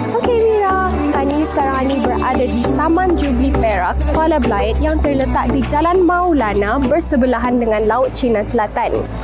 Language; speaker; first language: Malay; native; Malay